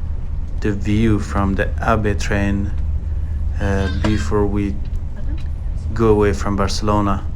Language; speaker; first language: English; non-native, fluent; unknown